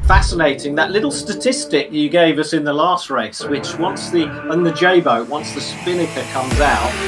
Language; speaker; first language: English; native; English